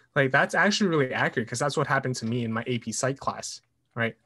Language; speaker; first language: English; native; English